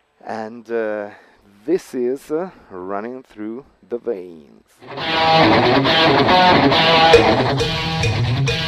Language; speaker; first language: English; non-native, fluent; Italian